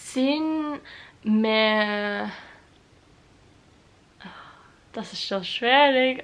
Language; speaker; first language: German; non-native, learner; English